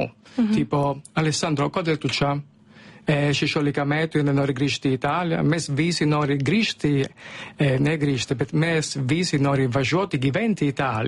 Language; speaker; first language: Lithuanian; non-native, fluent; Italian